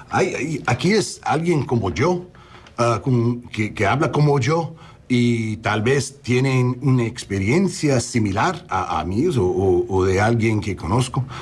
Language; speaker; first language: Spanish; non-native, learner; English